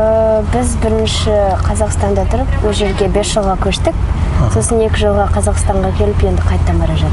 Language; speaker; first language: Kazakh; early bilingual, heritage; Kazakh